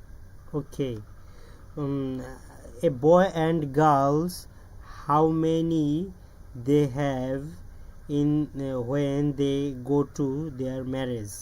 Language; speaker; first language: English; non-native, learner; Bangla